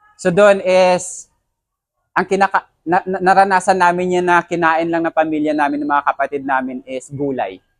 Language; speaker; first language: Filipino; non-native, local second language; Hiligaynon